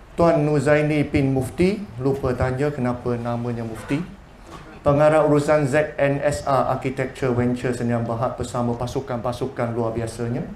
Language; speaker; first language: Malay; non-native, local second language; Chinese